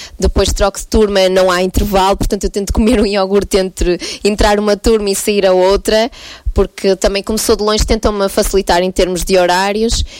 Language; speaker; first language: Portuguese; native; Portuguese